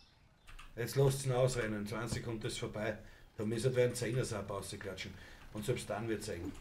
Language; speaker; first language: German; native; German